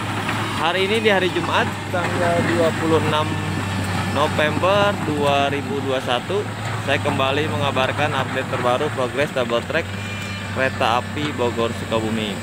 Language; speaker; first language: Indonesian; native; Indonesian